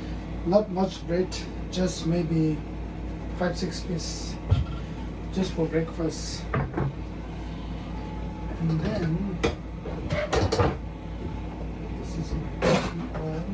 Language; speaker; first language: English; non-native, learner; Tibetan